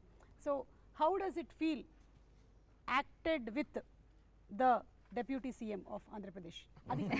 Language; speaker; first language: Telugu; native; Telugu